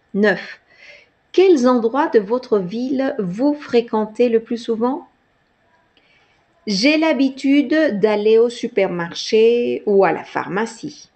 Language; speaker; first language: French; non-native, fluent; Spanish